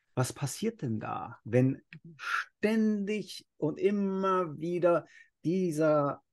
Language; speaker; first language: German; non-native, fluent; Spanish